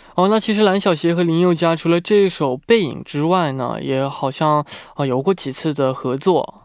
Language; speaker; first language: Chinese; native; Chinese